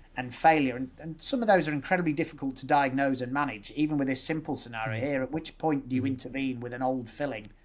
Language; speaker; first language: English; native; English